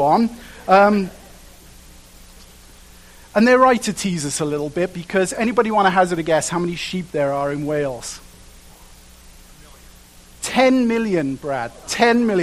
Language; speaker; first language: English; native; English